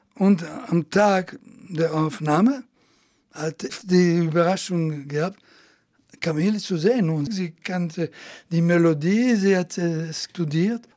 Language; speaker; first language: German; non-native, fluent; Italian